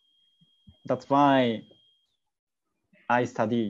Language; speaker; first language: English; non-native, learner; Japanese